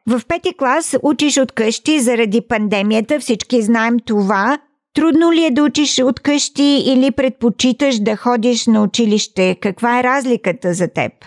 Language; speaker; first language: Bulgarian; native; Bulgarian